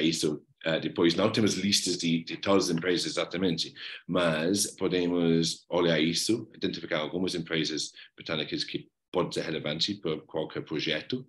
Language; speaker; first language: Portuguese; non-native, fluent; English